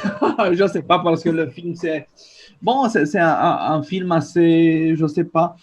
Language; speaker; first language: French; non-native, fluent; Romanian